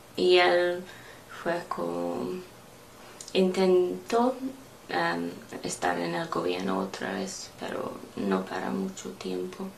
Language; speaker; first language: Spanish; non-native, learner; English